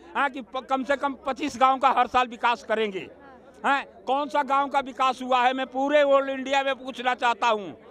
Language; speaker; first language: Hindi; native; Hindi